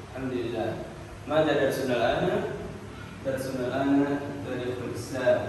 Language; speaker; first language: Arabic; non-native, learner; Indonesian